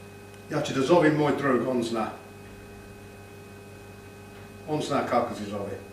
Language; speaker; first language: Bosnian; non-native, learner; English